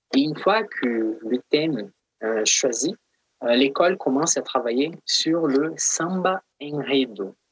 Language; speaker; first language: French; non-native, fluent; Portuguese